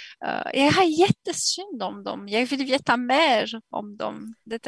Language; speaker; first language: Swedish; non-native, fluent; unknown